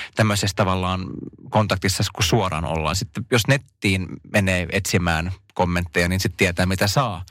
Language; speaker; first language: Finnish; non-native, local second language; Swedish